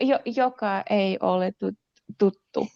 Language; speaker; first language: Finnish; non-native, learner; Russian